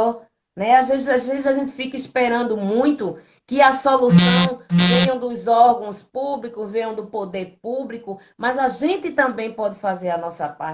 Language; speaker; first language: Portuguese; native; Portuguese